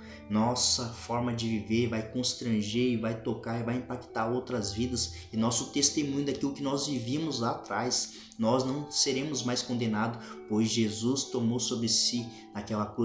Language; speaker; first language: Portuguese; native; Portuguese